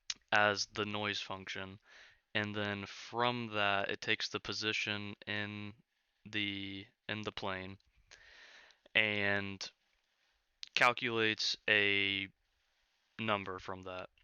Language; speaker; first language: English; native; English